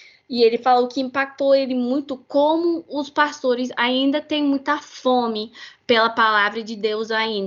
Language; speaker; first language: Portuguese; non-native, fluent; English